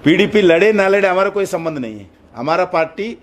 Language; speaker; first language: Hindi; non-native, local second language; Telugu